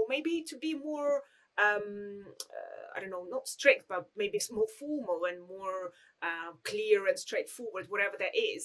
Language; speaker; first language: English; non-native, fluent; Russian